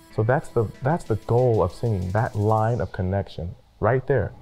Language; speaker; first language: English; native; English